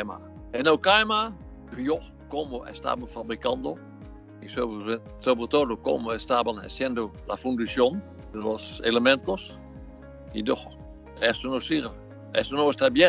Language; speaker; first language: Spanish; non-native, fluent; Dutch